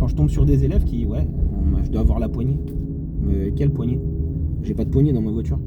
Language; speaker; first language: French; native; French